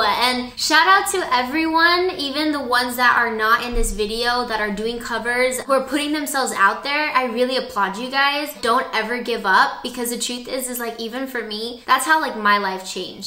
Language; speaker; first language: English; early bilingual, other home language; Spanish